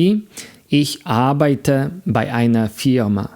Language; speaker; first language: German; non-native, fluent; Polish